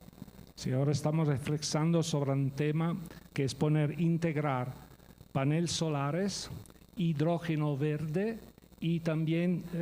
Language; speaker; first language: Spanish; non-native, fluent; Italian